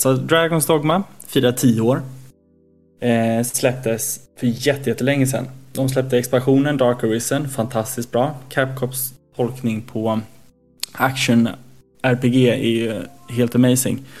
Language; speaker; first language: Swedish; native; Swedish